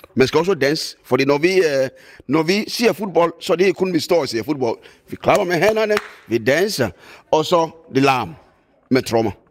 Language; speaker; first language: Danish; non-native, fluent; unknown